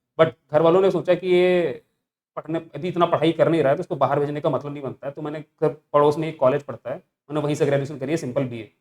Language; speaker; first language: Hindi; native; Hindi